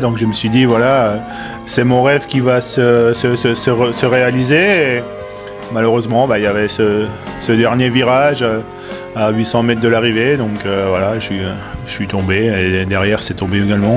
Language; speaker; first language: French; native; French